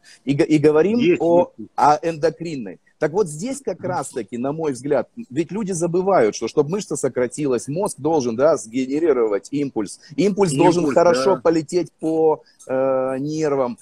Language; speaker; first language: Russian; native; Russian